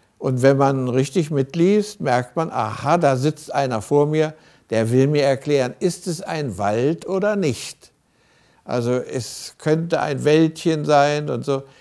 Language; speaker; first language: German; native; German